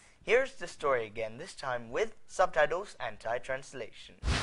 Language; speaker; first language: English; native; English